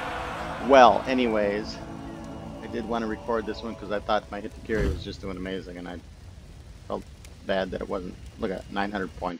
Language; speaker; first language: English; native; English